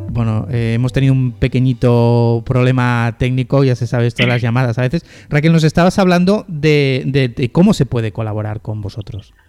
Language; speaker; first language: Spanish; native; Spanish